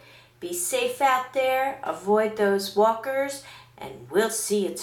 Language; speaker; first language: English; native; English